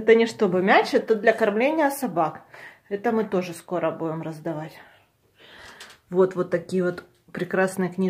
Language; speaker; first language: Russian; native; Russian